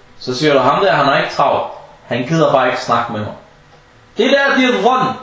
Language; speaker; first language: Danish; early bilingual, other home language; Arabic